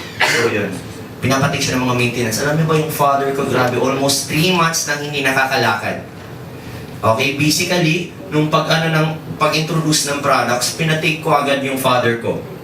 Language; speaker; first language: Filipino; non-native, local second language; Waray